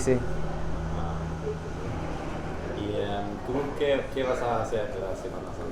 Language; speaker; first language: Spanish; non-native, fluent; English